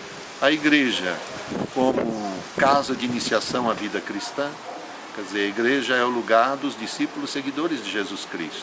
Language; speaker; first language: Portuguese; native; Portuguese